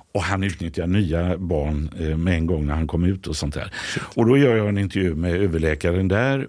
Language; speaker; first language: Swedish; native; Swedish